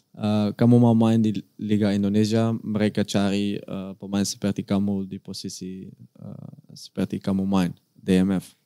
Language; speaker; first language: Indonesian; non-native, learner; Dutch